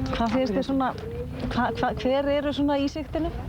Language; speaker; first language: Icelandic; native; Icelandic